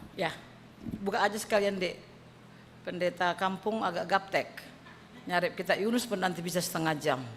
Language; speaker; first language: Indonesian; native; Indonesian